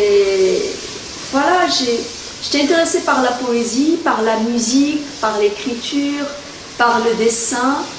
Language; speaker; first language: French; non-native, local second language; Arabic